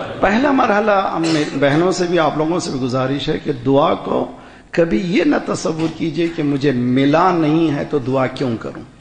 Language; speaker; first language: Urdu; native; Urdu